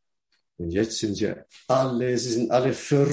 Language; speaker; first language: German; non-native, fluent; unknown